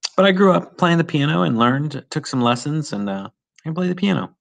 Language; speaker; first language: English; native; English